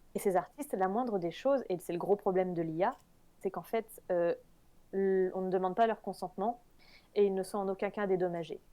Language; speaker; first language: French; native; French